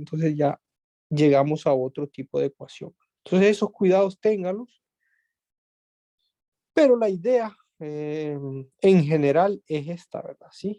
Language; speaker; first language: Spanish; native; Spanish